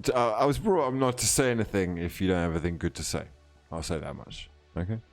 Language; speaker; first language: English; native; English